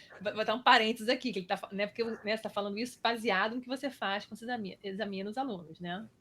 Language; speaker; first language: Portuguese; native; Portuguese